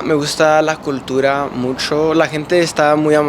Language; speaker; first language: Spanish; early bilingual, heritage; English